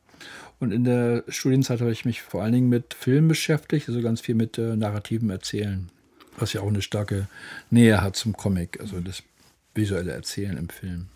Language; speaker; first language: German; native; German